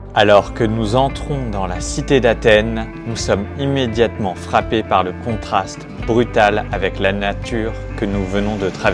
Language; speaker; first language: French; native; French